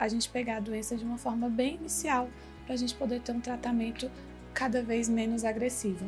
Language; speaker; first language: Portuguese; native; Portuguese